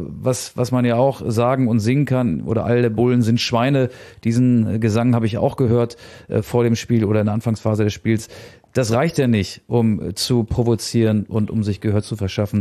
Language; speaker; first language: German; native; German